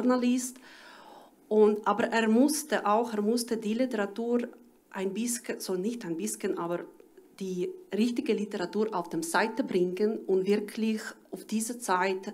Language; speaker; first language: German; non-native, learner; Ukrainian